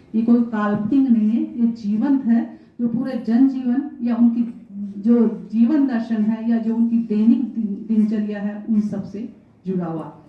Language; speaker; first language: Hindi; non-native, local second language; Rajasthani